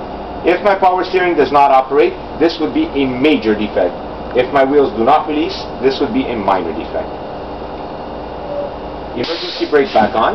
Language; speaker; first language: English; non-native, local second language; French